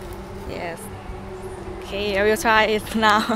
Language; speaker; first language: English; non-native, learner; Thai